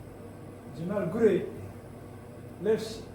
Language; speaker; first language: Russian; non-native, learner; Somali